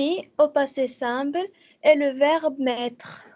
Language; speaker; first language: French; non-native, learner; Arabic